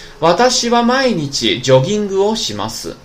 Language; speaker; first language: Japanese; non-native, fluent; Chinese